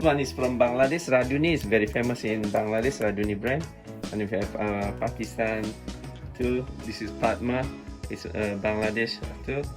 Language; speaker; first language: English; non-native, fluent; Indonesian